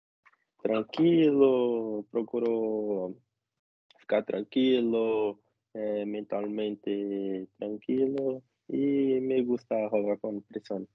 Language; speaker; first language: Spanish; non-native, learner; Portuguese